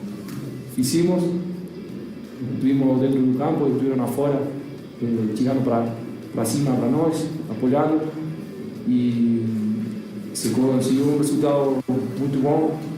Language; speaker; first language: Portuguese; non-native, learner; Spanish